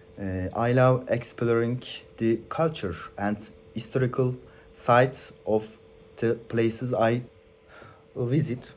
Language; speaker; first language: English; non-native, learner; Turkish